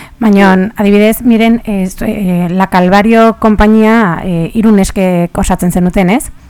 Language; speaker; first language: Basque; native; Basque